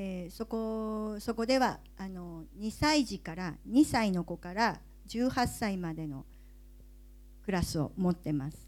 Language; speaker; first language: Japanese; native; Japanese